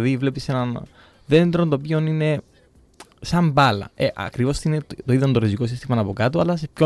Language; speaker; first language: Greek; native; Greek